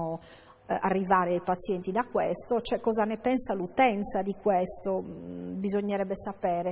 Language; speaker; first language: Italian; native; Italian